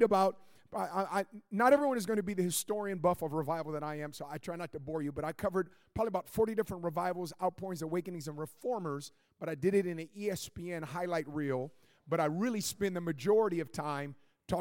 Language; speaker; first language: English; native; English